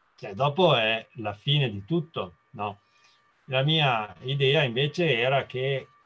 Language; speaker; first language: Italian; native; Italian